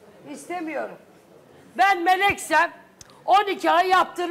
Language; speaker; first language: Turkish; native; Turkish